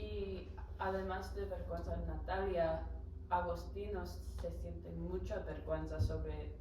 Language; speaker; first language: Spanish; non-native, learner; English